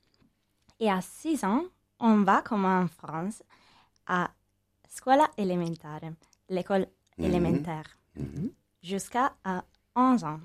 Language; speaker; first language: French; non-native, learner; Italian